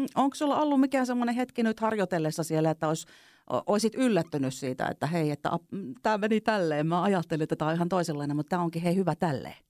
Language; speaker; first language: Finnish; native; Finnish